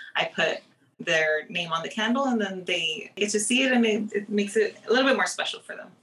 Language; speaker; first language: English; early bilingual, other home language; Spanish